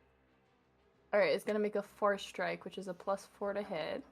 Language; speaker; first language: English; native; English